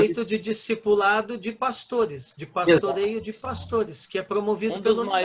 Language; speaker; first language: Portuguese; native; Portuguese